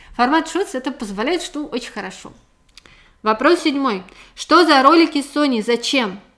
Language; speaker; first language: Russian; native; Russian